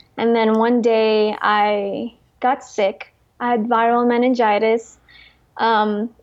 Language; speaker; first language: English; early bilingual, other home language; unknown